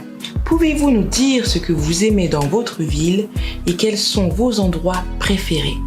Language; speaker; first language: French; non-native, fluent; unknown